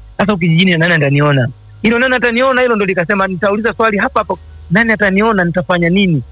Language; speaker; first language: Swahili; native; Swahili